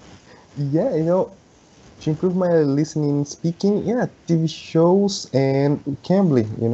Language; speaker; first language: English; non-native, learner; Portuguese